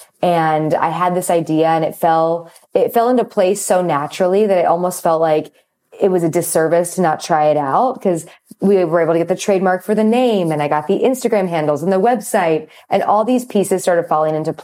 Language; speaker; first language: English; native; English